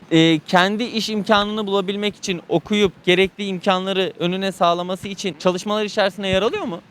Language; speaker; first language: Turkish; native; Turkish